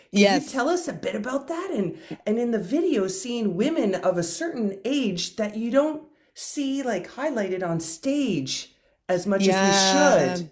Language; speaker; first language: English; native; English